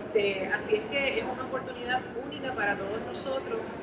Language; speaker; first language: Spanish; native; Spanish